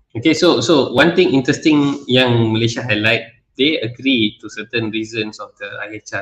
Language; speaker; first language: English; non-native, local second language; Malay